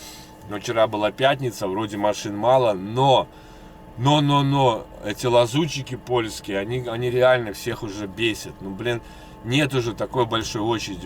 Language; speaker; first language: Russian; native; Russian